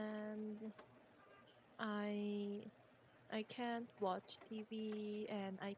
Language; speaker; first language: English; non-native, learner; Korean